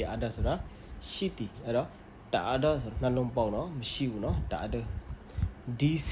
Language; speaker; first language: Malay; non-native, fluent; Burmese